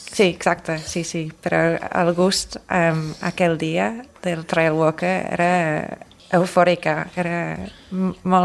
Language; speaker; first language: Catalan; non-native, learner; English